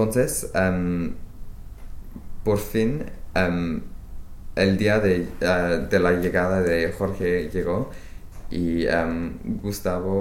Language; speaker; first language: Spanish; non-native, learner; English